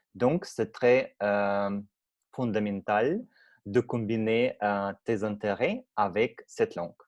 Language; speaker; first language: French; non-native, learner; Russian